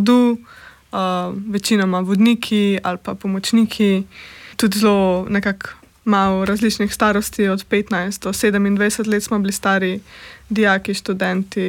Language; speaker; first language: Slovenian; native; Slovenian